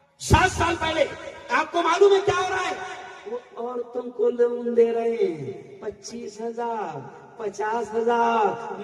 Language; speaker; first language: Urdu; native; Urdu